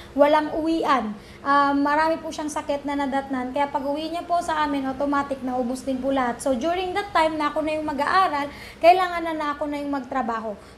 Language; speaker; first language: Filipino; non-native, local second language; Cebuano